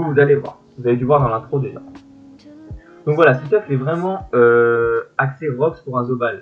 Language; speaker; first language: French; native; French